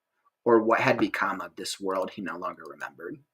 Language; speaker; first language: English; native; English